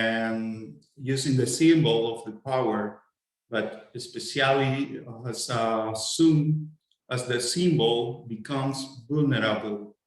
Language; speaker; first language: English; non-native, fluent; Spanish